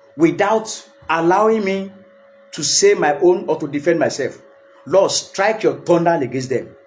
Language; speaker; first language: English; non-native, local second language; Yoruba